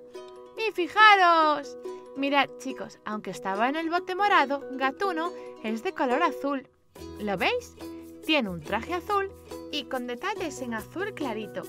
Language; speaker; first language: Spanish; native; Spanish